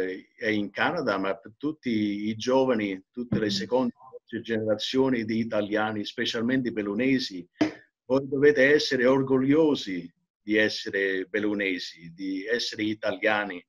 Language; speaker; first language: Italian; early bilingual, heritage; English